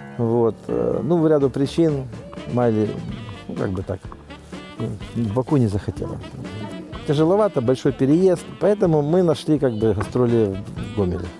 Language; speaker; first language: Russian; native; Russian